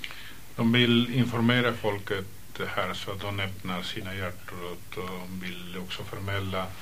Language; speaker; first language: Swedish; non-native, fluent; Spanish